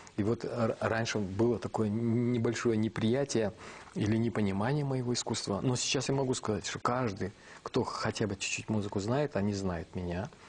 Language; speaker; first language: Russian; non-native, local second language; Kazakh